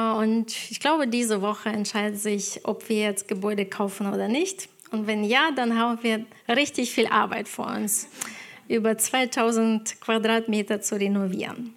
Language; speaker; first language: German; non-native, fluent; Ukrainian